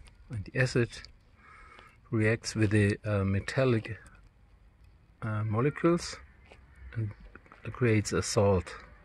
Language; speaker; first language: English; non-native, fluent; German